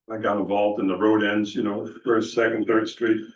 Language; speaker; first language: English; non-native, fluent; Dutch